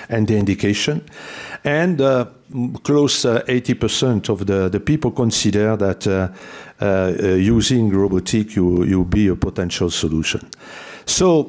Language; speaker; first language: English; non-native, fluent; French